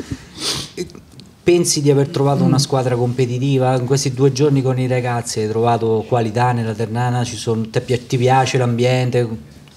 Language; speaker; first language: Italian; native; Italian